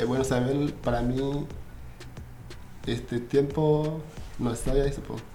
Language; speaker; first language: Spanish; non-native, learner; Haitian Creole